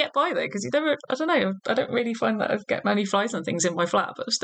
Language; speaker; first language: English; native; English